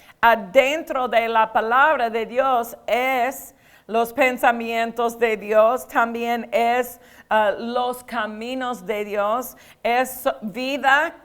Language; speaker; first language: Spanish; non-native, fluent; English